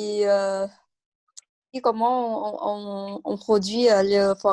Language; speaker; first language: French; non-native, learner; Vietnamese